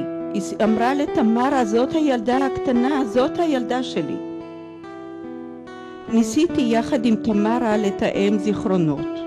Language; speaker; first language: Hebrew; early bilingual, other home language; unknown